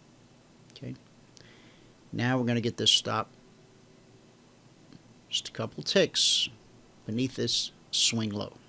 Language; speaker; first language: English; native; English